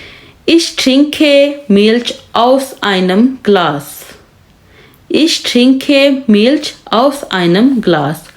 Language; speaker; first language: German; non-native, fluent; Urdu